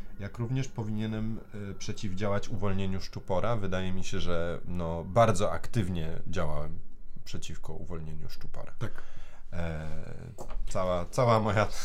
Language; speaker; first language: Polish; early bilingual, heritage; Polish